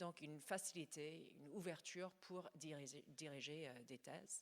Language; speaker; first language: French; non-native, fluent; English